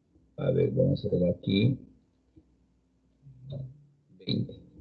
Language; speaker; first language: Spanish; native; Spanish